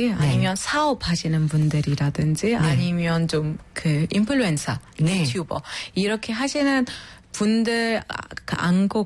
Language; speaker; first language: Korean; non-native, fluent; Arabic